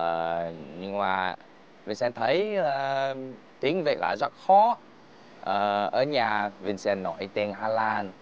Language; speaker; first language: Vietnamese; non-native, learner; Dutch